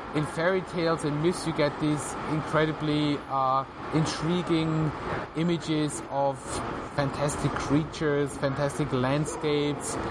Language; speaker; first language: English; non-native, fluent; German